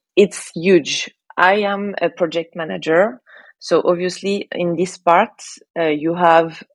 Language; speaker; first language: English; non-native, fluent; French